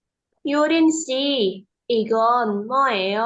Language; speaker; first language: Korean; non-native, learner; Indonesian